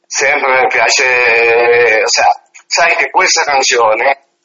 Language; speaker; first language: Italian; early bilingual, other home language; Spanish